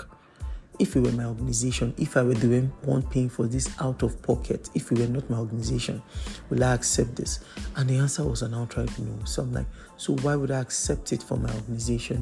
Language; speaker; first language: English; non-native, local second language; Yoruba